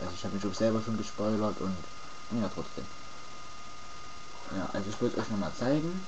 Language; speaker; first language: German; native; German